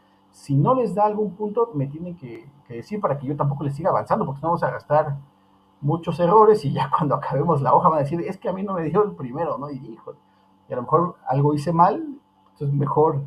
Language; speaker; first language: Spanish; native; Spanish